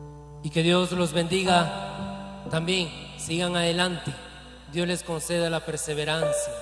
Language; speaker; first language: Spanish; native; Spanish